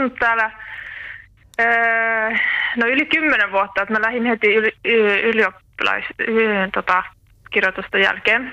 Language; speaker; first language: Finnish; native; Finnish